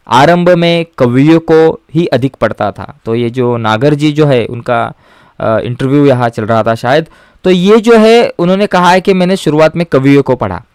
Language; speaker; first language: Hindi; non-native, local second language; Marathi